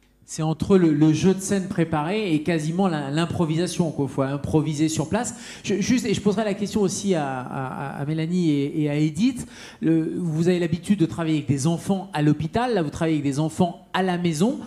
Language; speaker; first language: French; native; French